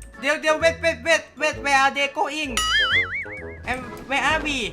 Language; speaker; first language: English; non-native, learner; Thai